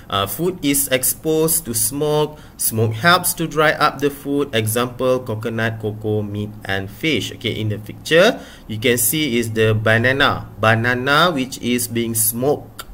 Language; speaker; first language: English; non-native, local second language; Malay